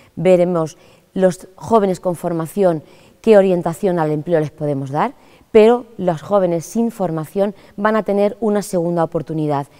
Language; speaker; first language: Spanish; native; Spanish